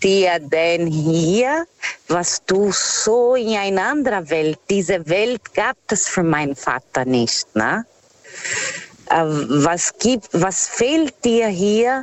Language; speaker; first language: German; non-native, fluent; Portuguese